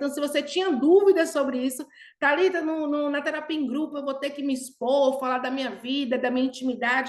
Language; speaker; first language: Portuguese; native; Portuguese